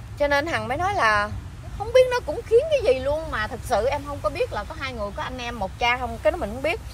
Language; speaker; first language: Vietnamese; native; Vietnamese